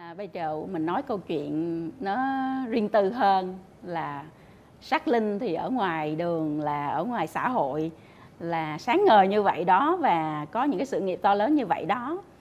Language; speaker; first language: Vietnamese; native; Vietnamese